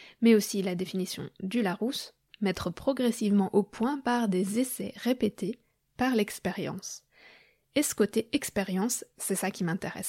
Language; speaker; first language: French; native; French